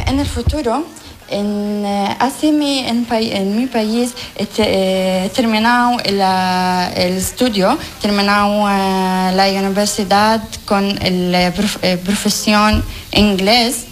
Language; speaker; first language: Spanish; non-native, learner; Arabic